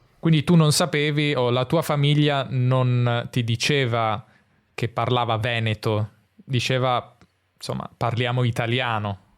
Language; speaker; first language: Italian; native; Italian